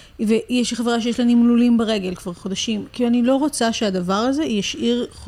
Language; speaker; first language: Hebrew; native; Hebrew